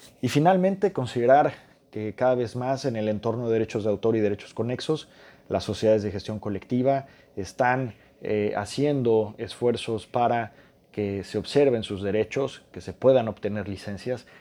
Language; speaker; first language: Spanish; native; Spanish